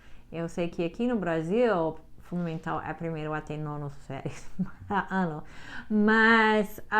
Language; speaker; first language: Portuguese; non-native, learner; English